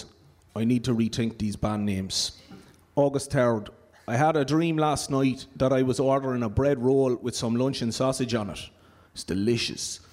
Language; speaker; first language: English; native; English